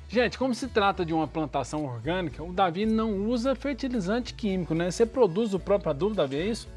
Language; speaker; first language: Portuguese; native; Portuguese